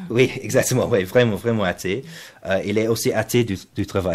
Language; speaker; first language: French; non-native, fluent; English